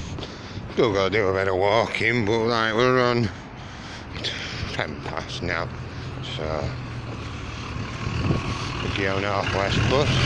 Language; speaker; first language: English; native; English